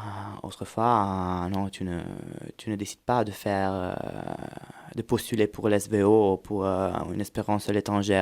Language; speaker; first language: French; non-native, fluent; Italian